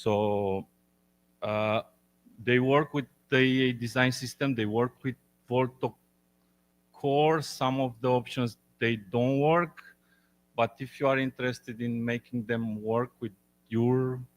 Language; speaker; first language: English; non-native, fluent; Romanian